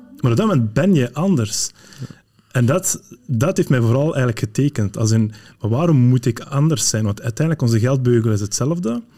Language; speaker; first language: Dutch; early bilingual, other home language; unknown